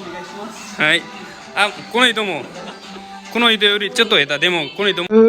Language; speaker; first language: Japanese; non-native, learner; Nepali